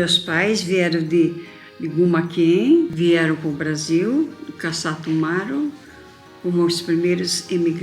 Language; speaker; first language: Portuguese; non-native, local second language; Japanese